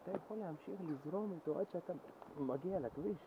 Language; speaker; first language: Hebrew; native; Hebrew